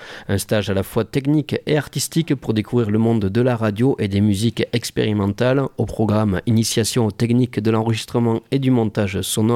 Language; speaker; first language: French; native; French